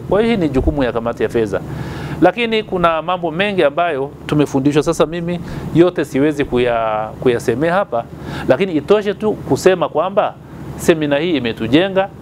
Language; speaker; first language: Swahili; native; Swahili